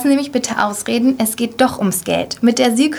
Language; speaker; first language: German; native; German